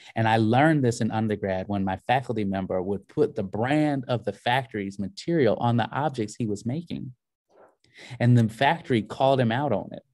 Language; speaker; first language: English; native; English